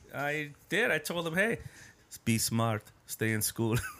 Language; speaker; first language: English; early bilingual, other home language; Spanish